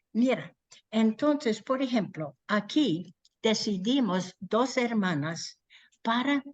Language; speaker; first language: Spanish; non-native, learner; English